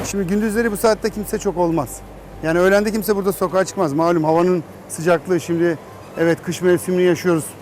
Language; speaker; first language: Turkish; native; Turkish